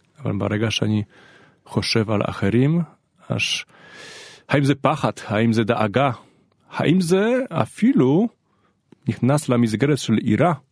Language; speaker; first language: Hebrew; non-native, fluent; Polish